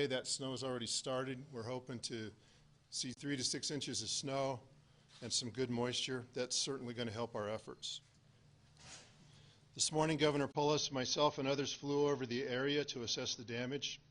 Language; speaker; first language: English; native; English